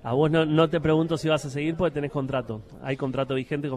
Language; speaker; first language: Spanish; native; Spanish